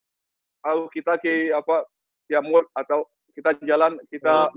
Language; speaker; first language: Indonesian; non-native, learner; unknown